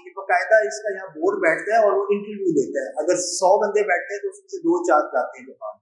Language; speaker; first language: Urdu; non-native, local second language; Punjabi